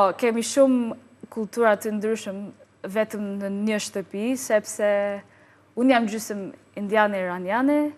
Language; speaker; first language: Albanian; non-native, learner; English